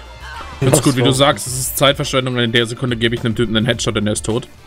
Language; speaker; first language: German; native; German